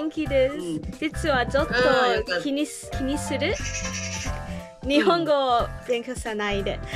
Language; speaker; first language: Japanese; non-native, learner; English